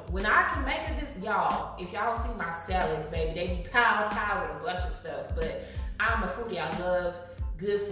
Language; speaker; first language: English; native; English